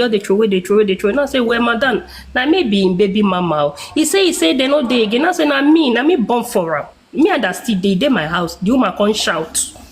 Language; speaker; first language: Nigerian Pidgin; non-native, local second language; Igbo